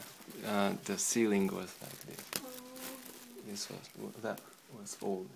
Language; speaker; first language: English; non-native, learner; Japanese